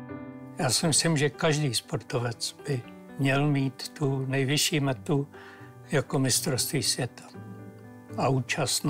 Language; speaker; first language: Czech; native; Czech